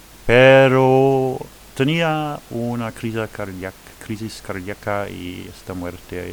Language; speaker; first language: Spanish; non-native, fluent; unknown